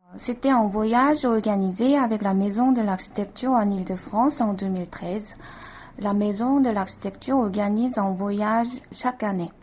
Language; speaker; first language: French; non-native, fluent; Korean